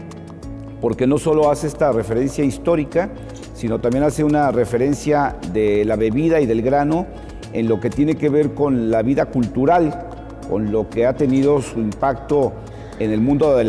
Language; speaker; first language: Spanish; native; Spanish